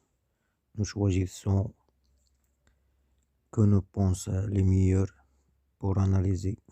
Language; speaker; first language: French; non-native, learner; Arabic